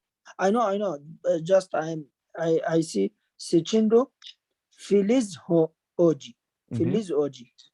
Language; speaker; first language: Portuguese; non-native, learner; Arabic